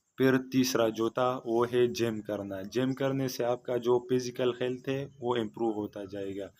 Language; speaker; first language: Urdu; non-native, local second language; Pashto